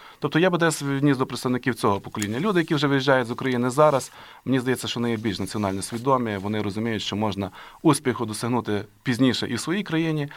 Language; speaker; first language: Ukrainian; native; Ukrainian